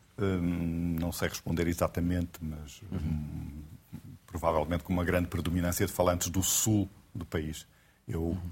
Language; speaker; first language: Portuguese; native; Portuguese